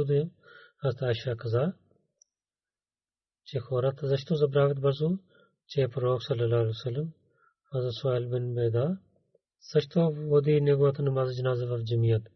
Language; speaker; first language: Bulgarian; non-native, learner; Urdu